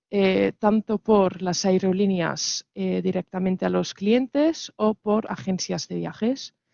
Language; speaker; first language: Spanish; non-native, fluent; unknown